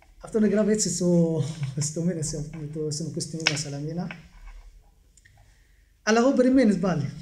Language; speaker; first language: Greek; non-native, learner; Arabic